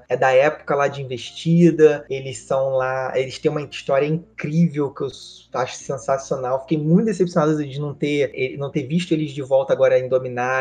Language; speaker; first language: Portuguese; native; Portuguese